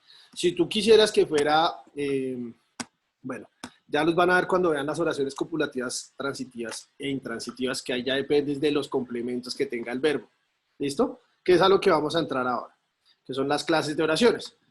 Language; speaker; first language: Spanish; native; Spanish